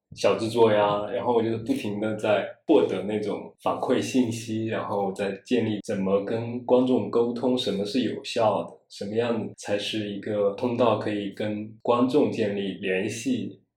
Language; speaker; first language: Chinese; non-native, local second language; Wu Chinese